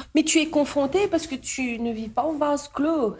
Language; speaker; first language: French; non-native, local second language; Morisyen